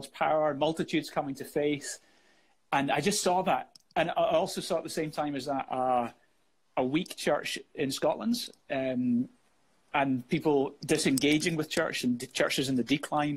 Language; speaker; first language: English; native; English